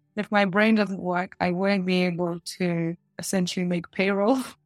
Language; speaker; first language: English; early bilingual, other home language; Russian